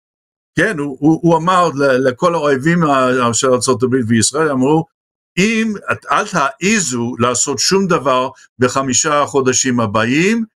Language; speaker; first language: Hebrew; non-native, fluent; English